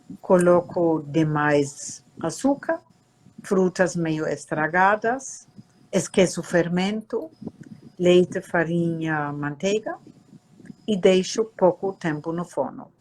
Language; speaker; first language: Portuguese; non-native, fluent; German